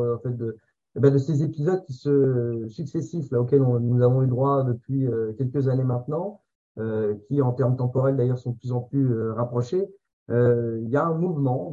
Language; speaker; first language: French; native; French